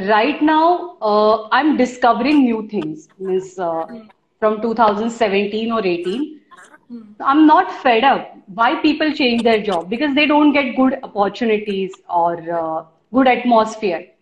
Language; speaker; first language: English; non-native, local second language; Marathi